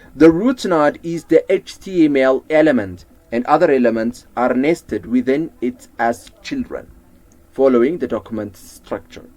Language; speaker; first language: English; non-native, local second language; Amharic